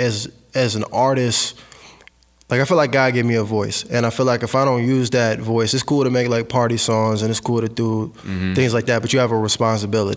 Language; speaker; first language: English; native; English